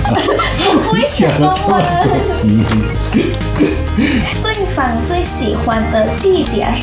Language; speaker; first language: Chinese; non-native, fluent; Thai